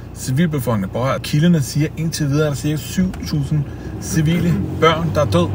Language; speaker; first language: Danish; early bilingual, other home language; Kurdish